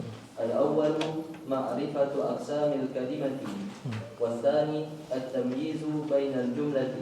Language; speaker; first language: Arabic; non-native, learner; Malay